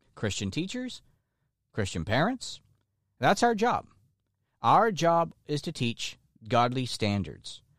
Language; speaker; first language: English; native; English